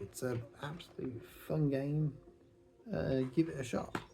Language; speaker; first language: English; native; English